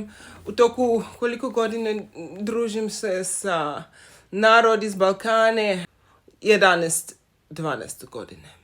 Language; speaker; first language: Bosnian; non-native, learner; Zulu